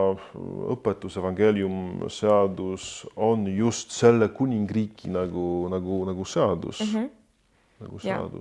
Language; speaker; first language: Estonian; non-native, fluent; Polish